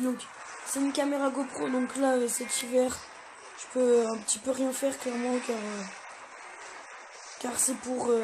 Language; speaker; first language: French; native; French